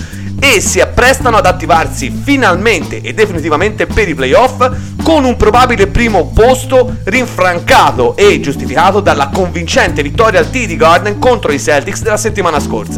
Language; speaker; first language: Italian; native; Italian